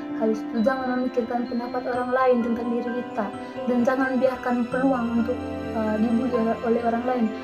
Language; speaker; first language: Indonesian; non-native, local second language; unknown